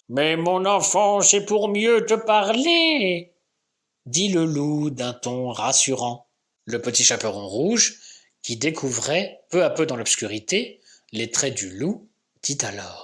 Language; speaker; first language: French; native; French